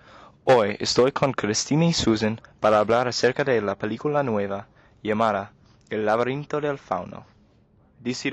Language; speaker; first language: Spanish; non-native, learner; English